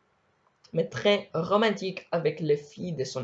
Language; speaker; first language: French; non-native, learner; Spanish